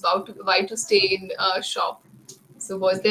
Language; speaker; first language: English; non-native, local second language; Hindi